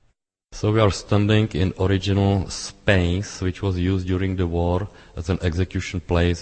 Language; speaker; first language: English; non-native, fluent; Czech